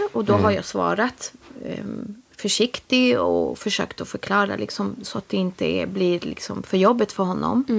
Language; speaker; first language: Swedish; early bilingual, other home language; Spanish